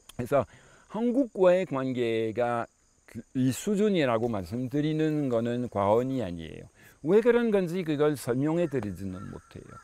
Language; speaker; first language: Korean; non-native, fluent; French